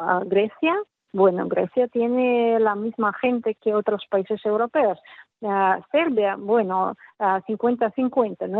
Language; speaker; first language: Spanish; non-native, fluent; Russian